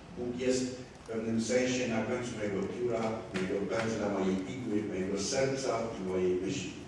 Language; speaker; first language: Polish; native; Polish